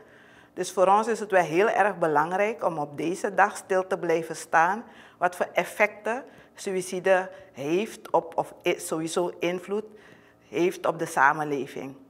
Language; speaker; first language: Dutch; native; Dutch